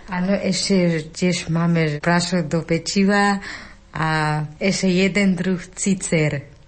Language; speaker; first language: Slovak; non-native, learner; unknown